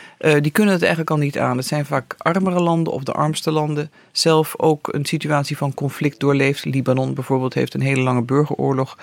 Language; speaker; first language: Dutch; native; Dutch